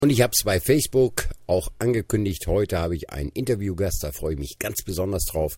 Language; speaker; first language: German; native; German